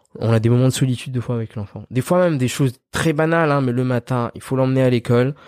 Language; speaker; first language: French; early bilingual, other home language; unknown